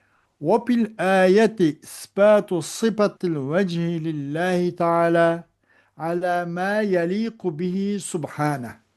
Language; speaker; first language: Arabic; non-native, fluent; Uyghur